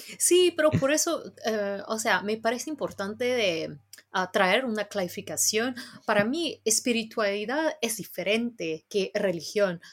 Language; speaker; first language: Spanish; non-native, fluent; Cantonese